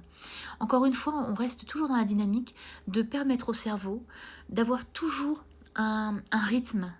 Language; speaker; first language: French; native; French